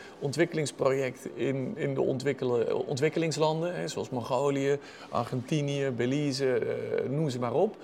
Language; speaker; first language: Dutch; native; Dutch